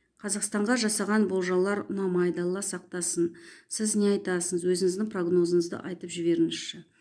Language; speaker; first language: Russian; non-native, local second language; Kazakh